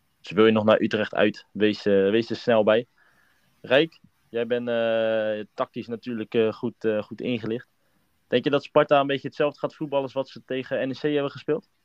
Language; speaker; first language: Dutch; native; Dutch